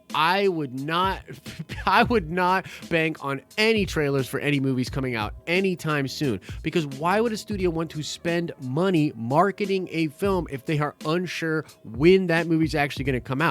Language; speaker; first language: English; native; English